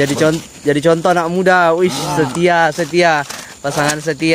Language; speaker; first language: Indonesian; native; Indonesian